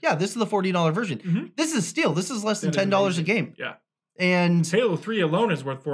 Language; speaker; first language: English; native; English